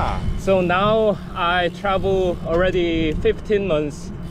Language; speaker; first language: English; non-native, learner; Korean